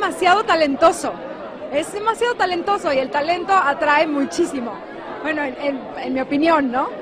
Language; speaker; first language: Spanish; native; Spanish